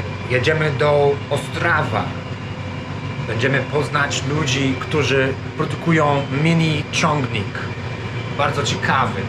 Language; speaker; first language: Polish; non-native, learner; English